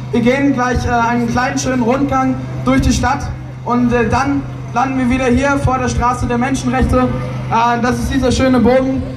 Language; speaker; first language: German; native; German